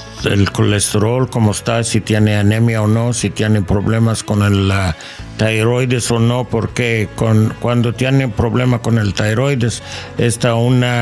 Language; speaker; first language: Spanish; non-native, learner; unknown